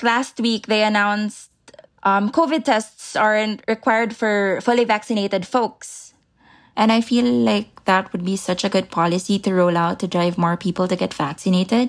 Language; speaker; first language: English; non-native, local second language; Filipino